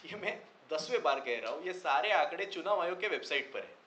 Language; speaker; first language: Hindi; non-native, local second language; Marathi